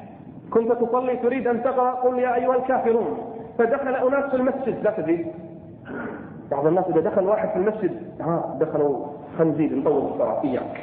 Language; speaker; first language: Arabic; native; Arabic